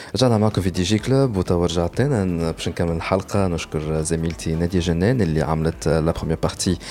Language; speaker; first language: French; non-native, local second language; Arabic